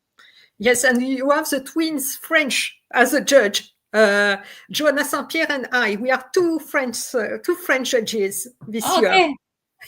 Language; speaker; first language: English; non-native, fluent; French